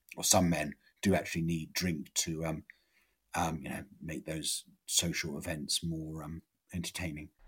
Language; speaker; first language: English; native; English